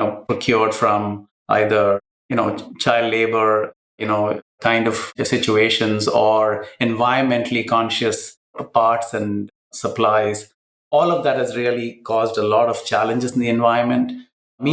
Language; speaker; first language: English; non-native, local second language; Malayalam